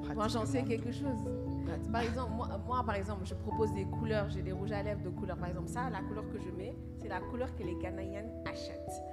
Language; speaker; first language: French; early bilingual, other home language; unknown